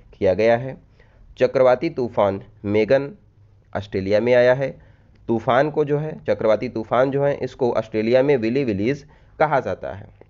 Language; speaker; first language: Hindi; native; Hindi